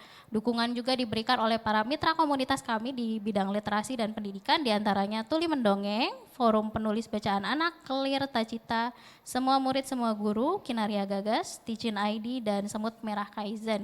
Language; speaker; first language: Indonesian; native; Indonesian